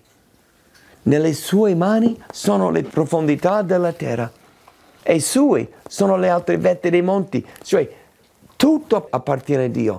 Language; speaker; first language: Italian; non-native, fluent; English